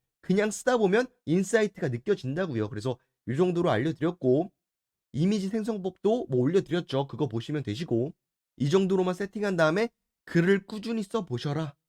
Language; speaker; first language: Korean; native; Korean